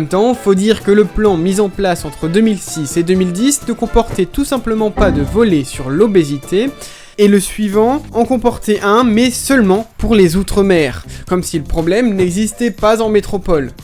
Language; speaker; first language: French; native; French